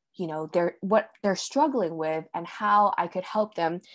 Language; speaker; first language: English; early bilingual, other home language; Cantonese